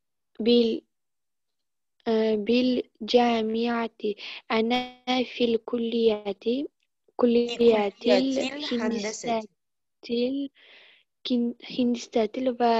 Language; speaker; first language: Arabic; non-native, learner; Uzbek